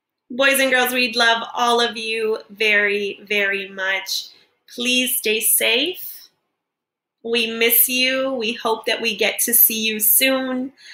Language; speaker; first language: English; native; English